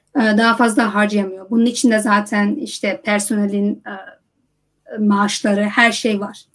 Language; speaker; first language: Turkish; early bilingual, heritage; Turkish